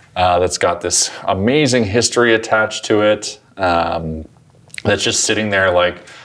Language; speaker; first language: English; native; English